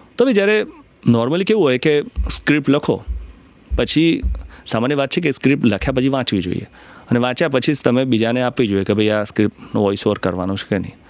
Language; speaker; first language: Gujarati; non-native, local second language; Marathi